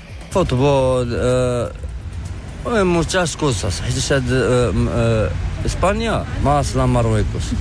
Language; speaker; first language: Spanish; non-native, learner; Arabic